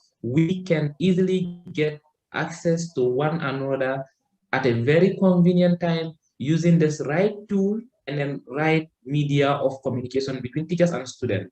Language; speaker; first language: English; non-native, learner; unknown